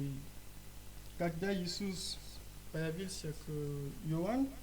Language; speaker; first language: Russian; non-native, learner; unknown